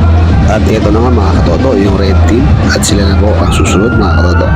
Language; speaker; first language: Filipino; native; Filipino